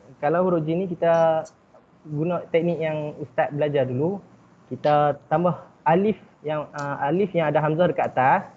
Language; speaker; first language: Malay; native; Malay